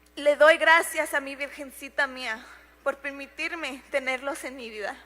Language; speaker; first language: Spanish; early bilingual, heritage; Spanish